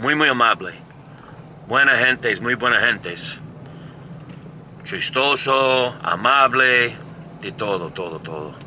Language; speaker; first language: Spanish; non-native, learner; English